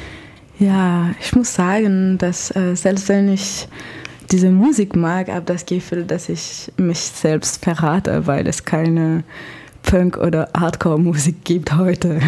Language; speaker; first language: German; non-native, fluent; French